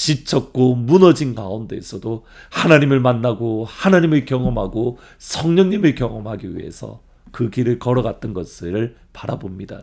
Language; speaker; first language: Korean; native; Korean